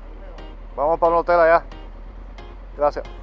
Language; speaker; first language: Spanish; early bilingual, heritage; Spanish